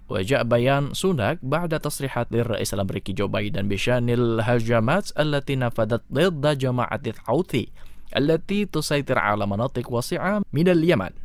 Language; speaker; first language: Arabic; non-native, fluent; Indonesian